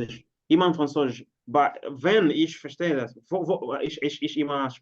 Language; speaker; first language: German; non-native, learner; Portuguese